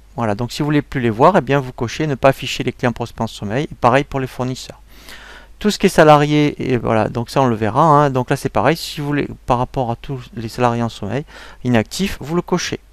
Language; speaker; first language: French; native; French